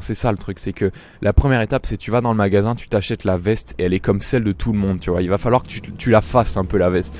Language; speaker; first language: French; native; French